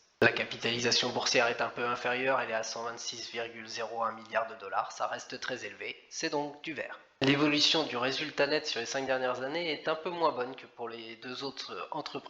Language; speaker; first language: French; native; French